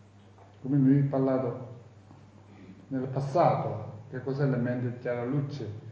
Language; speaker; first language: Italian; non-native, fluent; Tibetan